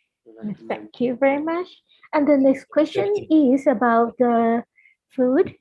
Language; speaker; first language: English; non-native, fluent; Thai